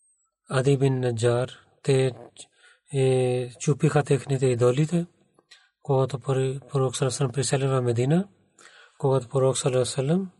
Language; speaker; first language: Bulgarian; non-native, learner; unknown